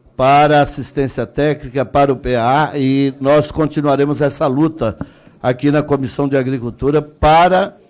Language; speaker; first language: Portuguese; native; Portuguese